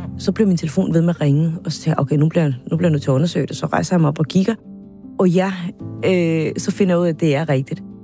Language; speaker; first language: Danish; non-native, fluent; Spanish